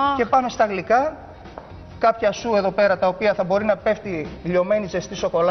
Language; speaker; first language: Greek; native; Greek